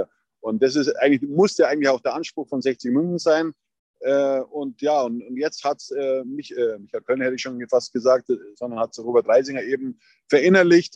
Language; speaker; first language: German; native; German